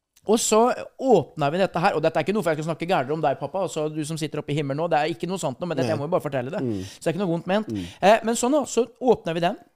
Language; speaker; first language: Norwegian; native; Norwegian